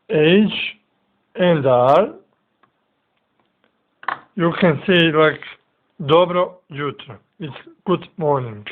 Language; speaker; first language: English; non-native, learner; Bosnian